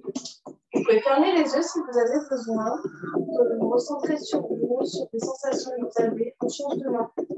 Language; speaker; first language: French; native; French